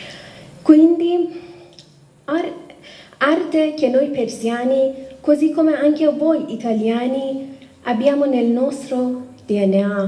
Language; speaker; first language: Italian; non-native, fluent; Persian